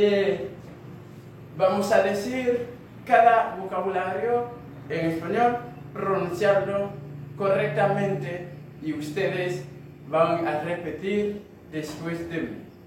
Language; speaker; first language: Spanish; non-native, fluent; Haitian Creole